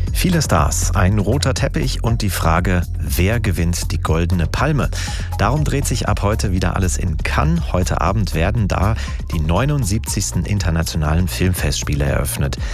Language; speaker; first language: German; native; German